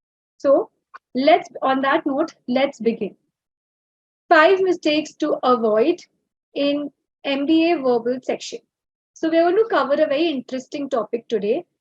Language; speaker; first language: English; non-native, local second language; Hindi